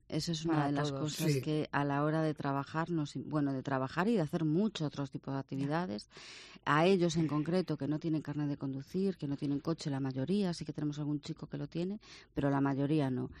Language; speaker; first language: Spanish; native; Spanish